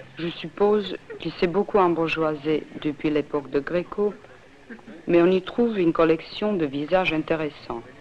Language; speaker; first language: French; non-native, fluent; Serbian